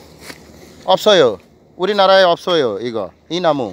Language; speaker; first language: Korean; non-native, learner; Bangla